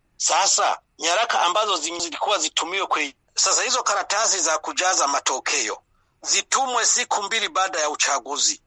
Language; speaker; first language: Swahili; non-native, local second language; Rundi